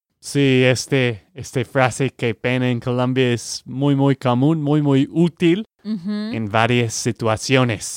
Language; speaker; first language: Spanish; non-native, learner; English